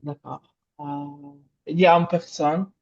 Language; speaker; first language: French; non-native, learner; Arabic